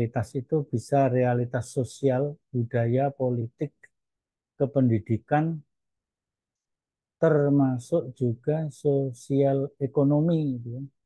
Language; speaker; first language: Indonesian; native; Indonesian